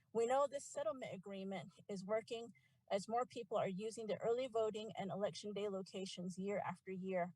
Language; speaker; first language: English; native; English